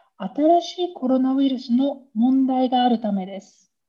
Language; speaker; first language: Japanese; native; Japanese